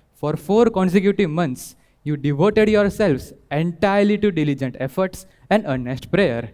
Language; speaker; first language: English; non-native, local second language; Gujarati